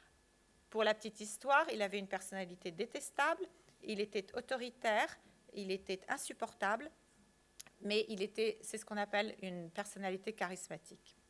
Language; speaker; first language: French; native; French